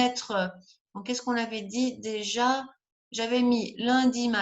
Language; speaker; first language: French; native; French